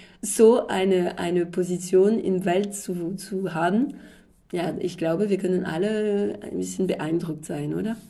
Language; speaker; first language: German; non-native, fluent; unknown